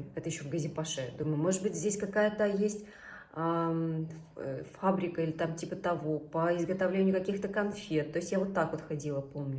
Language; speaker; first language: Russian; native; Russian